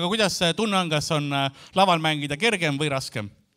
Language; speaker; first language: Estonian; native; Estonian